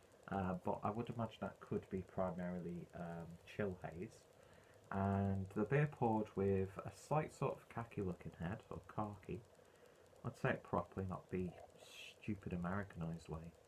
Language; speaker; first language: English; native; English